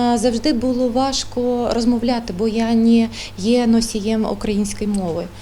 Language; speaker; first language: Ukrainian; non-native, local second language; Russian